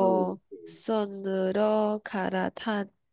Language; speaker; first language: Korean; non-native, learner; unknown